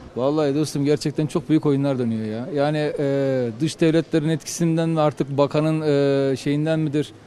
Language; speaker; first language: Turkish; native; Turkish